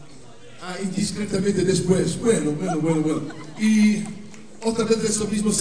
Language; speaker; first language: Spanish; non-native, fluent; Italian